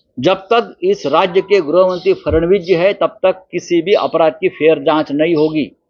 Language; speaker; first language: Hindi; non-native, local second language; Marathi